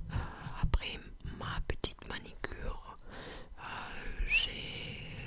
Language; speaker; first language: French; non-native, fluent; English